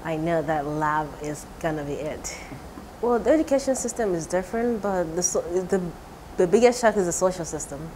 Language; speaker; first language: English; non-native, local second language; Igbo